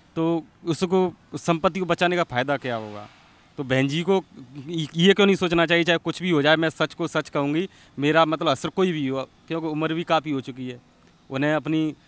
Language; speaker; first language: Hindi; native; Hindi